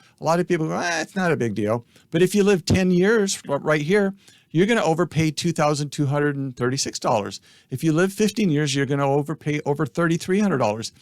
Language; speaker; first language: English; native; English